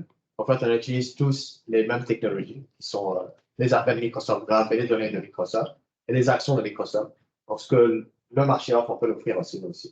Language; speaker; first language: French; native; French